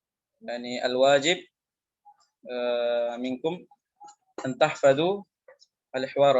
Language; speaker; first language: Arabic; non-native, fluent; Indonesian